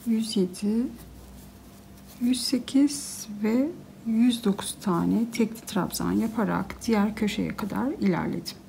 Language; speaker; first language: Turkish; native; Turkish